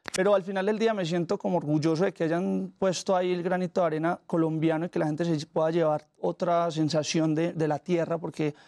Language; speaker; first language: Spanish; native; Spanish